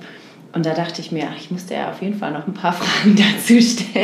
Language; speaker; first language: German; native; German